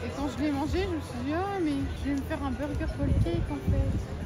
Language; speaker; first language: French; native; French